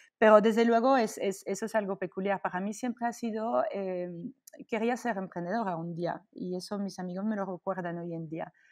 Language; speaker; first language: Spanish; non-native, fluent; French